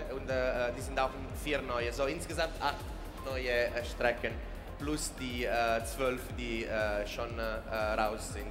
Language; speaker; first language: German; non-native, fluent; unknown